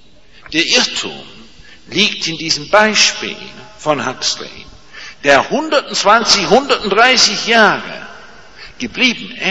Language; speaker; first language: German; non-native, fluent; English